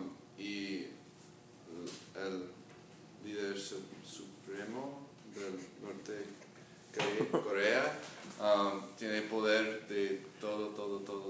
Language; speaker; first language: Spanish; non-native, learner; English